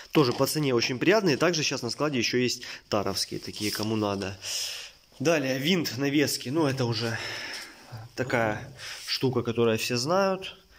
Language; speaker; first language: Russian; native; Russian